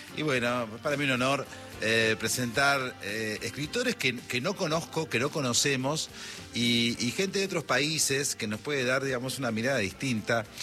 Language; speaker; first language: Spanish; native; Spanish